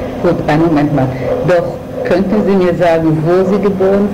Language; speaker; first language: German; non-native, fluent; Hebrew